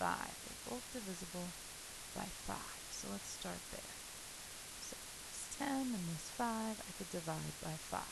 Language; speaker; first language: English; native; English